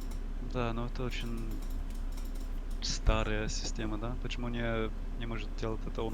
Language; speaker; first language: Russian; non-native, learner; English